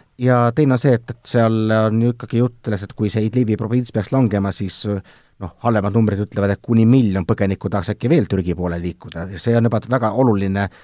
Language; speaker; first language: Estonian; native; Estonian